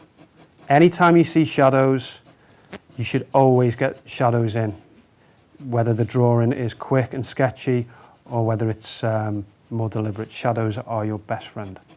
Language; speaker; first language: English; native; English